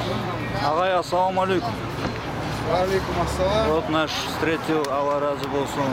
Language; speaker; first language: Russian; non-native, local second language; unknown